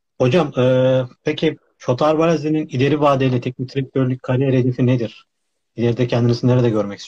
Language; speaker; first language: Turkish; native; Turkish